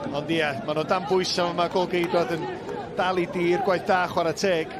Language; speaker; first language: Welsh; native; Welsh